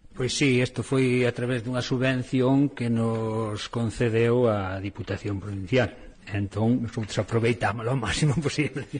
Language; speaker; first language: Galician; native; Galician